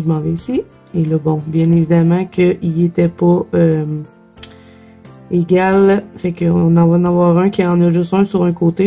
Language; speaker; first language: French; native; French